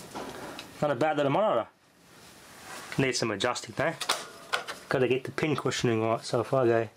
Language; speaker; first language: English; native; English